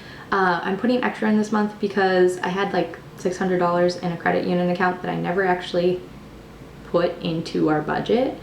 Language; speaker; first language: English; native; English